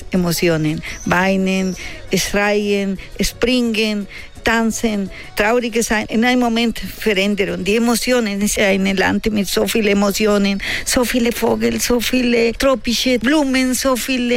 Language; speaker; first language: German; non-native, learner; Spanish